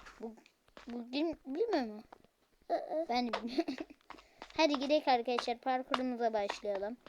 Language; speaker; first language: Turkish; native; Turkish